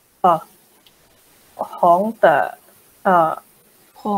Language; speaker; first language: Chinese; non-native, learner; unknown